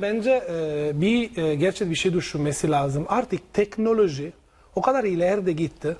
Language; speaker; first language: Turkish; non-native, learner; Italian